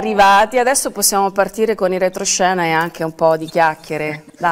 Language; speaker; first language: Italian; native; Italian